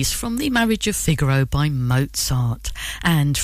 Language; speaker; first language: English; native; English